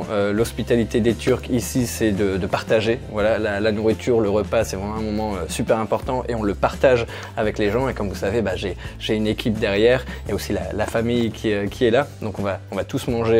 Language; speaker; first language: French; native; French